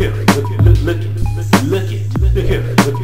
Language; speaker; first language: English; native; English